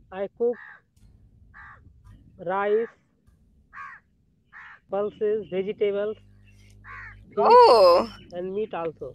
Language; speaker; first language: English; non-native, learner; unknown